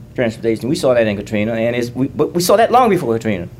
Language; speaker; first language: English; native; English